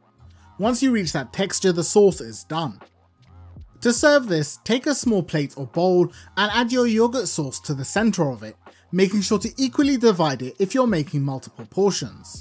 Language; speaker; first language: English; native; English